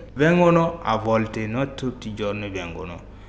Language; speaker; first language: Italian; non-native, learner; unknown